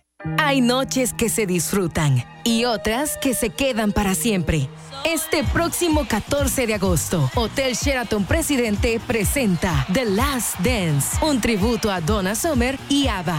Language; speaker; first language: Spanish; native; Spanish